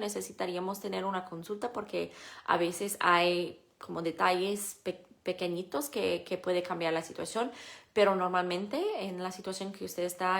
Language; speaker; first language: Spanish; non-native, fluent; English